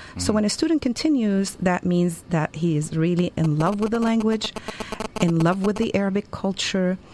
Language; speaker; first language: English; non-native, fluent; Arabic